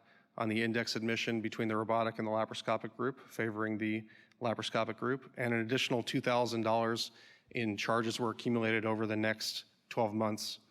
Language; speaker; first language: English; native; English